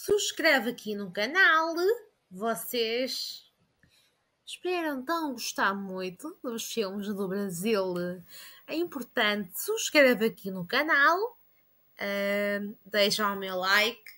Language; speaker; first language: Portuguese; non-native, learner; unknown